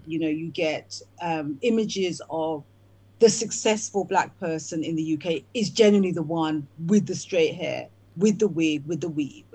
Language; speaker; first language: English; native; English